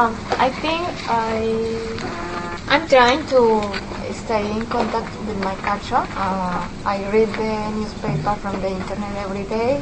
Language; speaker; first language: English; non-native, learner; Spanish